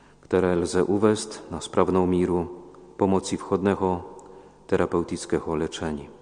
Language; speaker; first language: Czech; non-native, fluent; Polish